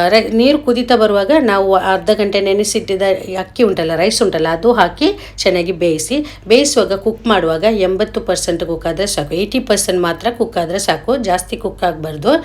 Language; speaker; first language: Kannada; non-native, local second language; Malayalam